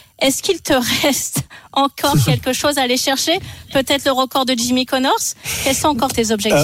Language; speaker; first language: French; native; French